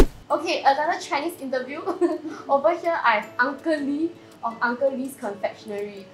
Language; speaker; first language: English; native; English